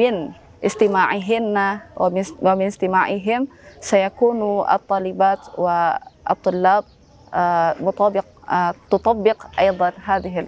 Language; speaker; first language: Arabic; non-native, fluent; Indonesian